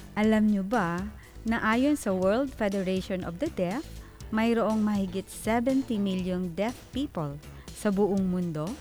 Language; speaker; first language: Filipino; non-native, local second language; Bikol